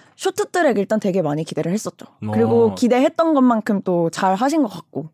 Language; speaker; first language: Korean; native; Korean